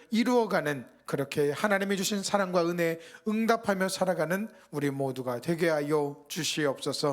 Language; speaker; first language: Korean; native; Korean